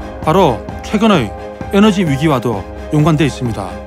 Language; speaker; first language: Korean; native; Korean